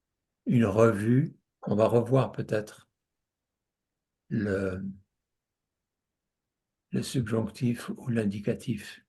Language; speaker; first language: French; non-native, fluent; English